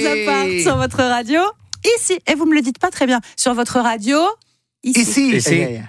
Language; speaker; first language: French; native; French